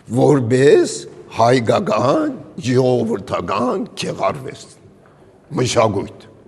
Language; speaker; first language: Armenian; early bilingual, heritage; Armenian